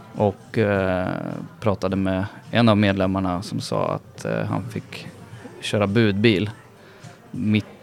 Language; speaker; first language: Swedish; native; Swedish